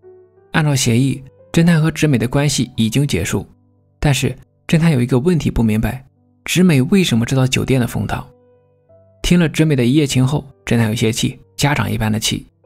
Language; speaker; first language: Chinese; native; Chinese